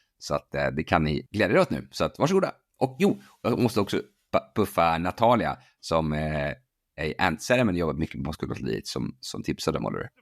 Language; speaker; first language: Swedish; native; Swedish